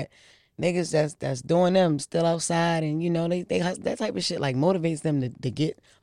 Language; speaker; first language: English; native; English